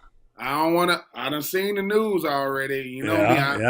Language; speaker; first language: English; native; English